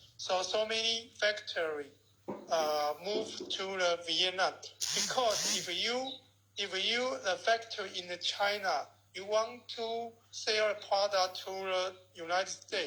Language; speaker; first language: English; non-native, learner; Chinese